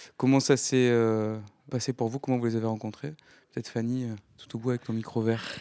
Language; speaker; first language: French; native; French